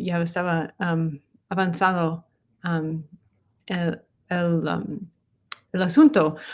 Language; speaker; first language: Spanish; non-native, learner; English